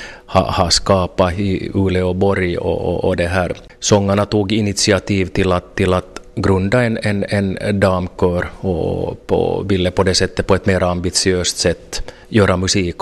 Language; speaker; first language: Swedish; native; Swedish